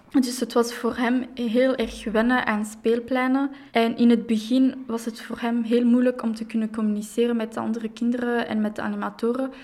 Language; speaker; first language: Dutch; non-native, local second language; French